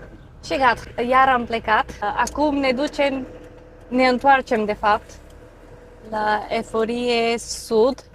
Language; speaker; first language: Romanian; non-native, fluent; Bulgarian